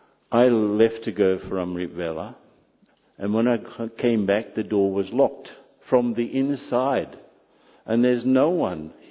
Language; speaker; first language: English; native; English